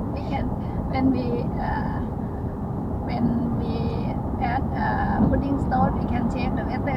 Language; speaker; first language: English; non-native, learner; Thai